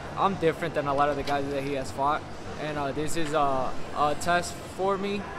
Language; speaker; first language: English; native; English